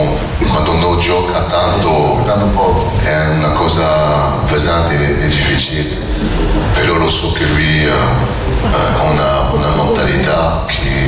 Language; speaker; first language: Italian; non-native, fluent; French